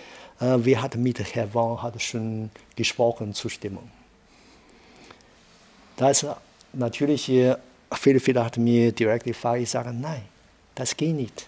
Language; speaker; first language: German; non-native, learner; Chinese